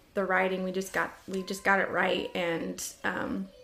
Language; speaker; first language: English; native; English